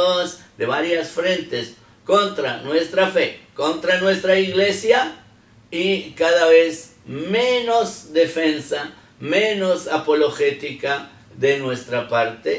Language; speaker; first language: Spanish; non-native, fluent; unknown